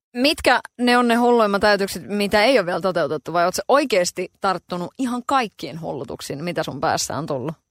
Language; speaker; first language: Finnish; native; Finnish